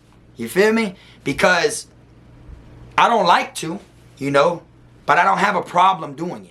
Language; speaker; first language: English; native; English